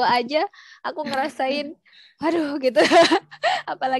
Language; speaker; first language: Indonesian; native; Indonesian